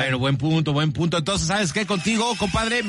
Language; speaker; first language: Spanish; native; Spanish